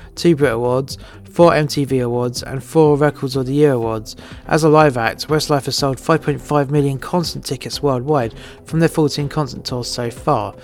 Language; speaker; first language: English; native; English